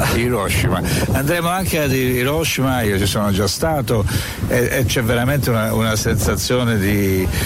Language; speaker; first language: Italian; native; Italian